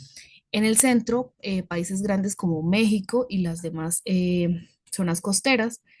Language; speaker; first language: Spanish; native; Spanish